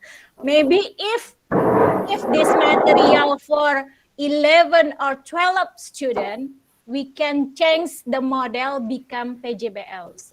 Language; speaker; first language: English; non-native, local second language; Indonesian